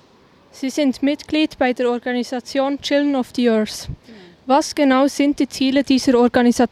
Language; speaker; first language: German; native; German